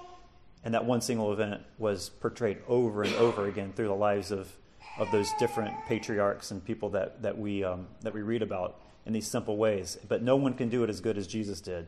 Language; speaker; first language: English; native; English